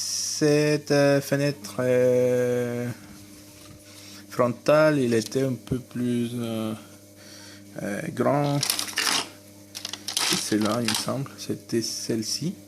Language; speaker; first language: French; non-native, fluent; Spanish